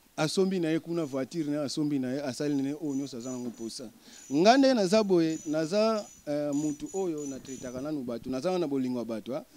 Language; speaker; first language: Lingala; non-native, local second language; Kongo